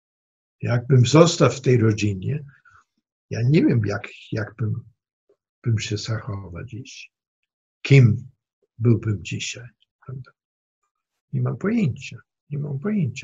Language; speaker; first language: Polish; non-native, fluent; German